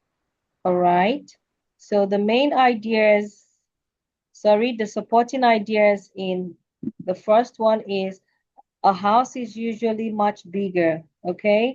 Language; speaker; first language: English; non-native, fluent; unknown